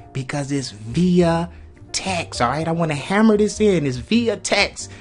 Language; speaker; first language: English; native; English